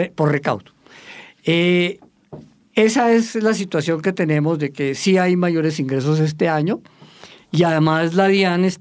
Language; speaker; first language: Spanish; native; Spanish